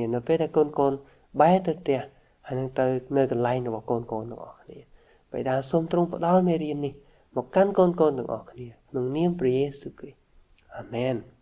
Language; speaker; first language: Khmer; native; Khmer